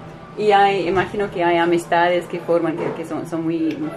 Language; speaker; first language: Spanish; non-native, fluent; English